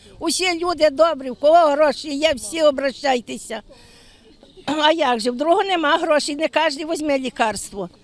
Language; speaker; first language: Ukrainian; native; Ukrainian